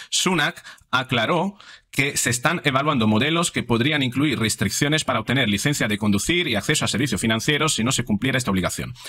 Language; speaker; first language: Spanish; non-native, fluent; Italian